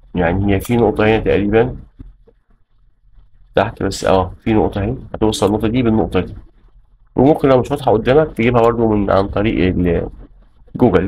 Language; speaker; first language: Arabic; native; Arabic